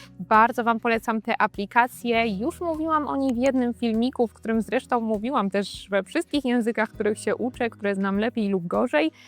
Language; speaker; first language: Polish; native; Polish